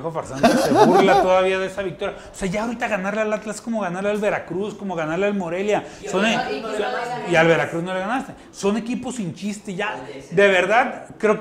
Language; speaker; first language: Spanish; native; Spanish